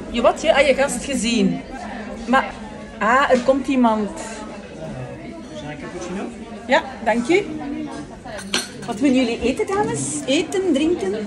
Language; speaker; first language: Dutch; non-native, fluent; French